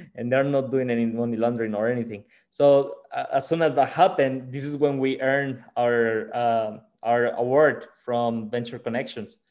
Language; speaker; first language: English; non-native, fluent; Spanish